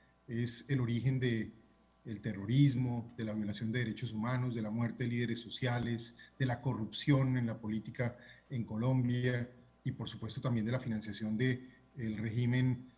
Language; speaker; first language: Spanish; native; Spanish